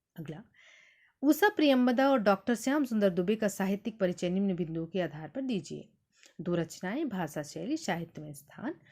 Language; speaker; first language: Hindi; native; Hindi